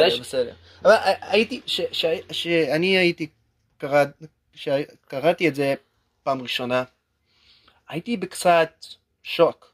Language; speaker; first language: Hebrew; non-native, learner; English